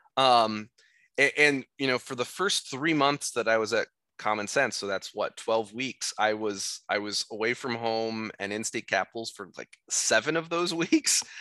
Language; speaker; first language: English; native; English